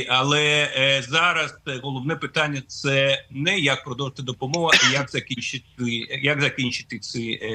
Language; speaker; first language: Ukrainian; non-native, fluent; Russian